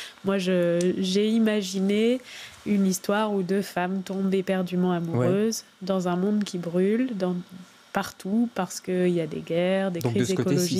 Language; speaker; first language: French; native; French